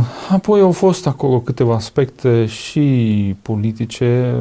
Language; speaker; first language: Romanian; non-native, fluent; Russian